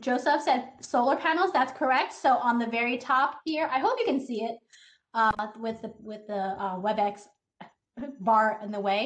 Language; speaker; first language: English; native; English